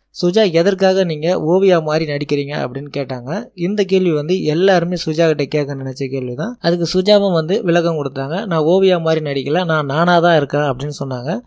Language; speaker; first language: Tamil; native; Tamil